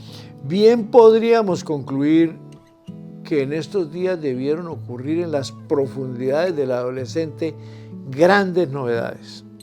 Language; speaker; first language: Spanish; native; Spanish